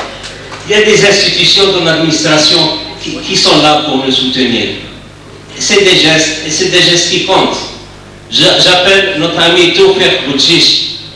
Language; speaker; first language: French; non-native, local second language; Arabic